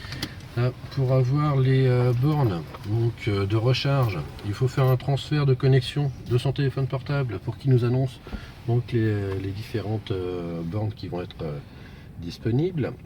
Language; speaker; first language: French; native; French